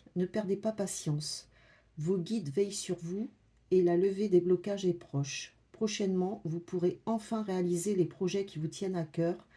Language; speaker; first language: French; native; French